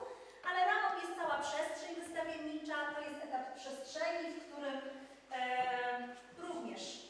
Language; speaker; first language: Polish; native; Polish